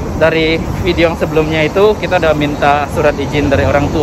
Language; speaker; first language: Indonesian; native; Indonesian